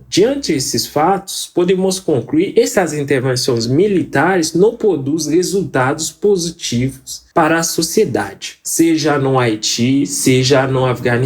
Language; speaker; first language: Portuguese; non-native, fluent; Haitian Creole